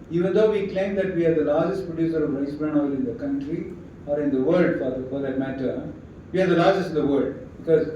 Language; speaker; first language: English; non-native, local second language; Tamil